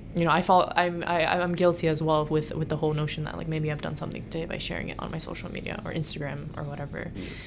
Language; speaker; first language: English; native; English